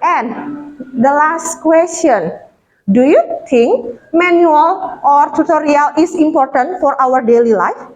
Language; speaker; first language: English; non-native, fluent; Indonesian